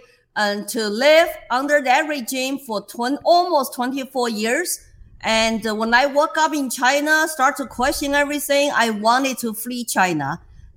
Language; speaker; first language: English; non-native, fluent; Chinese